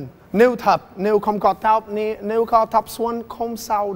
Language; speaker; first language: Vietnamese; non-native, fluent; English